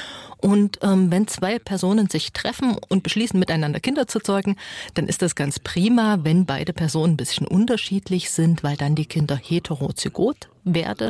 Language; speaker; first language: German; native; German